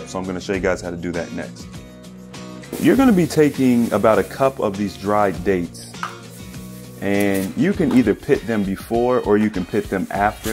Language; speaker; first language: English; native; English